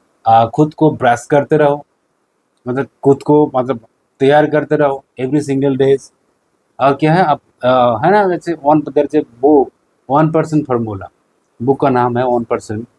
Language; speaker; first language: Hindi; non-native, local second language; Bangla